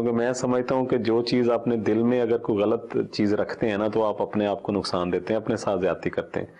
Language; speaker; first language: Urdu; non-native, local second language; Punjabi